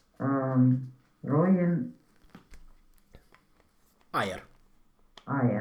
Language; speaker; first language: German; non-native, learner; Romanian